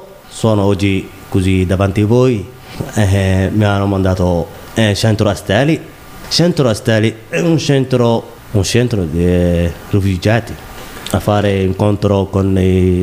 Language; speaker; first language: Italian; non-native, learner; Somali